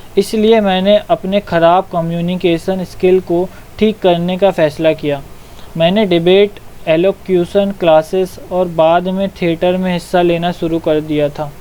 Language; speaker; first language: Hindi; native; Hindi